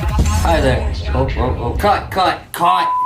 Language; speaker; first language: English; native; English